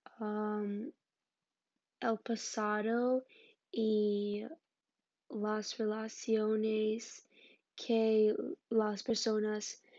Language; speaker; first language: Spanish; non-native, learner; English